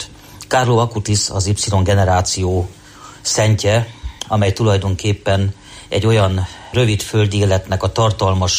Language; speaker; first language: Hungarian; native; Hungarian